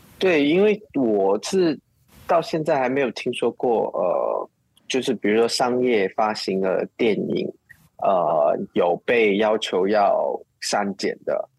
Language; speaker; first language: Chinese; native; Chinese